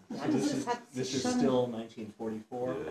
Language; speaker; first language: English; native; English